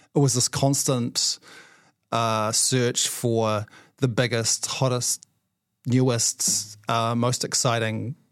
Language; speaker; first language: English; native; English